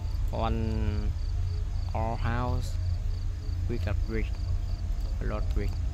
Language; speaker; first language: English; non-native, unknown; Vietnamese